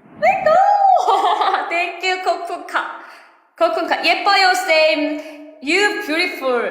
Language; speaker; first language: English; non-native, learner; Korean